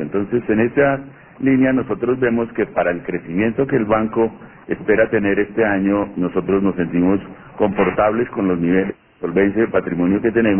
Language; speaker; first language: Spanish; native; Spanish